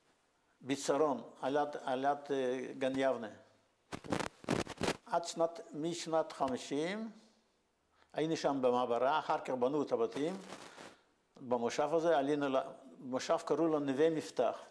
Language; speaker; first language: Hebrew; non-native, fluent; Yiddish